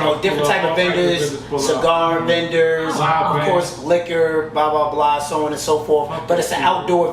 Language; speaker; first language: English; native; English